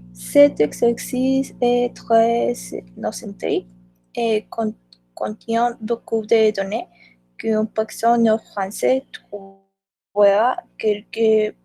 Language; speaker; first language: French; non-native, learner; Spanish